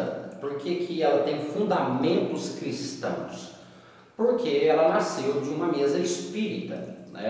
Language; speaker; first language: Portuguese; native; Portuguese